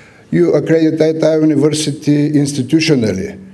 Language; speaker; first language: English; non-native, fluent; Bulgarian